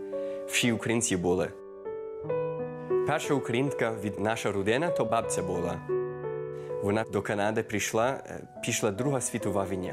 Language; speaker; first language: Ukrainian; early bilingual, heritage; Ukrainian